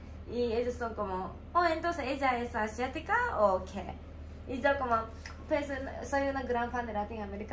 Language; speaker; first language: Spanish; non-native, learner; Japanese